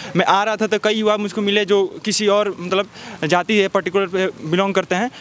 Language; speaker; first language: Hindi; native; Hindi